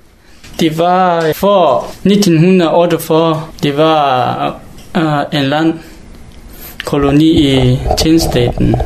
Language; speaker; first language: Danish; non-native, learner; Hakha Chin